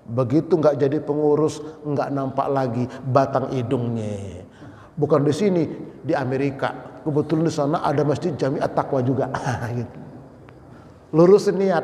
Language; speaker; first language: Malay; non-native, local second language; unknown